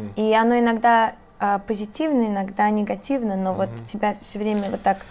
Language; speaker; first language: Russian; early bilingual, other home language; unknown